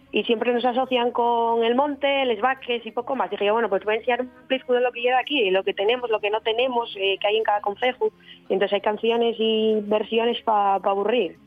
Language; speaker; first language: Spanish; native; Spanish